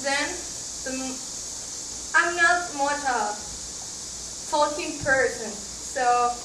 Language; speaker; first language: English; non-native, fluent; Spanish